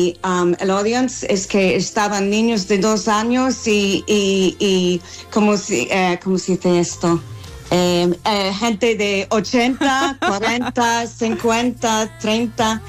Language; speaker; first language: Spanish; non-native, learner; English